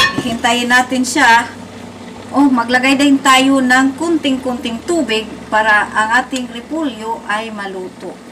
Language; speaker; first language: Filipino; non-native, local second language; Cebuano